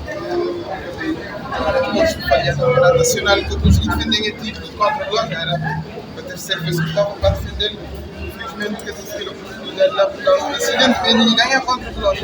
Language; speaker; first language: Portuguese; non-native, local second language; Kabuverdianu